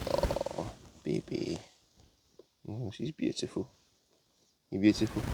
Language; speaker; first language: English; native; English